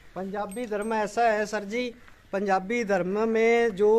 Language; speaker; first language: Hindi; native; Hindi